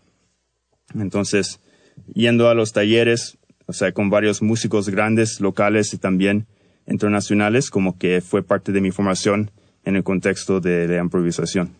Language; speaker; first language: Spanish; early bilingual, heritage; Spanish